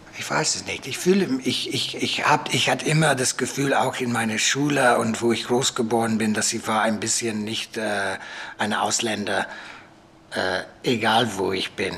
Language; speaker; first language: German; non-native, fluent; English